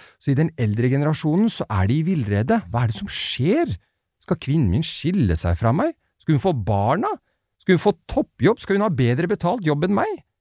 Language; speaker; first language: Norwegian; early bilingual, other home language; Persian